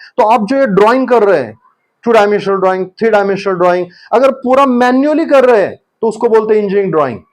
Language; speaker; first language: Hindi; non-native, local second language; Marathi